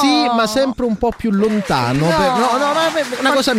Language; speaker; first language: Italian; native; Italian